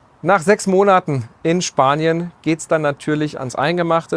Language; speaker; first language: German; native; German